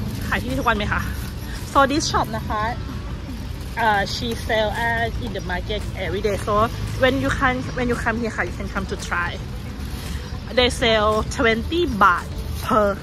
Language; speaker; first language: English; non-native, learner; Thai